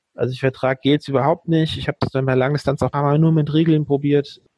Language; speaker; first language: German; native; German